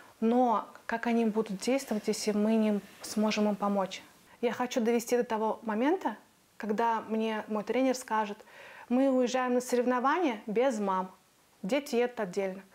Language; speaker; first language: Russian; native; Russian